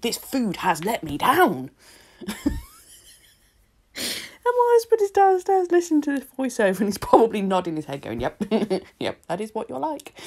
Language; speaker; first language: English; native; English